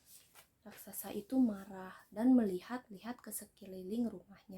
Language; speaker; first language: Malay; non-native, local second language; Sundanese